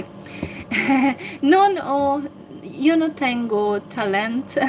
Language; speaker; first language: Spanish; non-native, learner; Hungarian